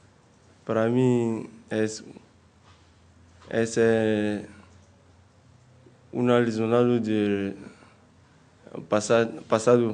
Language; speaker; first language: Spanish; non-native, learner; French